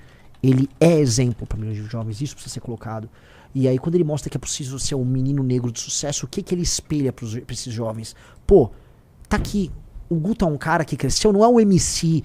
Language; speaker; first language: Portuguese; native; Portuguese